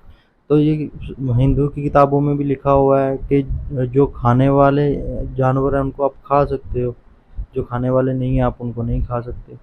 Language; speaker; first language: Hindi; native; Hindi